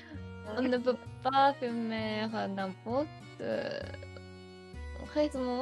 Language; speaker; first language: French; non-native, learner; Japanese